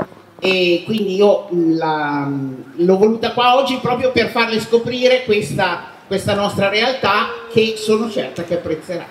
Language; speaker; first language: Italian; native; Italian